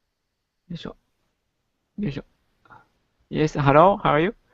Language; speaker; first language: English; non-native, learner; Japanese